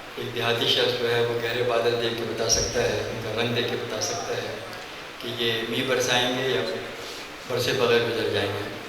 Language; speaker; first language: Urdu; non-native, local second language; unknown